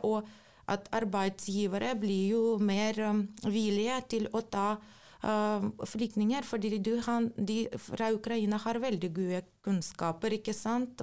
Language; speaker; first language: Norwegian; non-native, fluent; Ukrainian